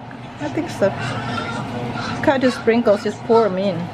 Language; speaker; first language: English; non-native, fluent; Indonesian